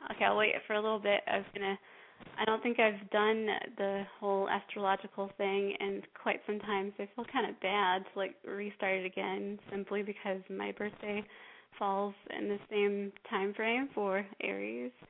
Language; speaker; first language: English; native; English